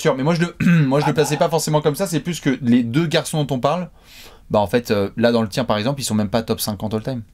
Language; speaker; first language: French; native; French